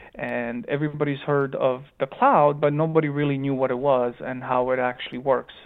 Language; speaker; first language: English; early bilingual, other home language; Romanian